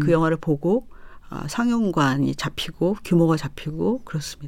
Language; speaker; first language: Korean; native; Korean